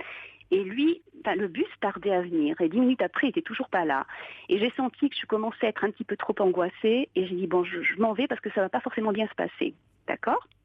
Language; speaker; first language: French; native; French